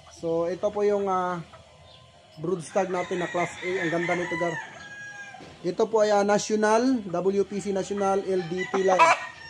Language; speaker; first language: Filipino; native; Filipino